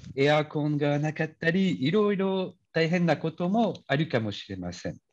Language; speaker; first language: Japanese; non-native, learner; French